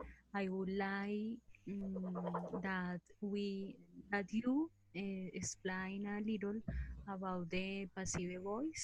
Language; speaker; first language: English; non-native, learner; Spanish